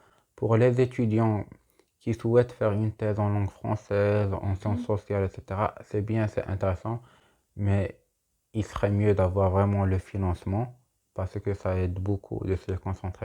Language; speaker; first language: French; non-native, local second language; Arabic